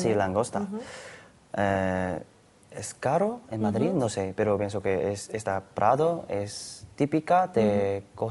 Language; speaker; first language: Spanish; non-native, learner; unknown